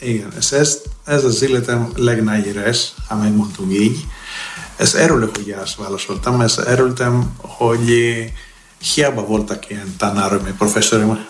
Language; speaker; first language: Hungarian; non-native, fluent; Greek